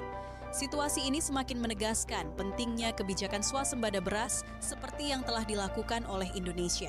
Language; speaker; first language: Indonesian; native; Indonesian